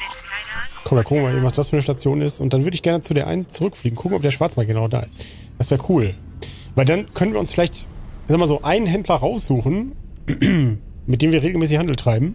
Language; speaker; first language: German; native; German